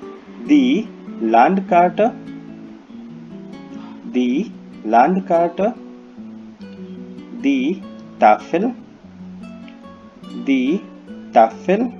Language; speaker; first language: German; non-native, fluent; Hindi